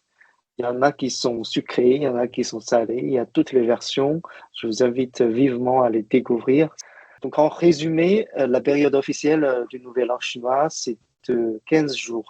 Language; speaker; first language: French; non-native, fluent; Chinese